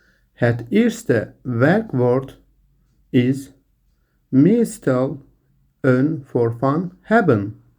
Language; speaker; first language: Dutch; non-native, learner; Turkish